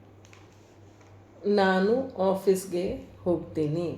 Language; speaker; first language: Kannada; non-native, learner; Punjabi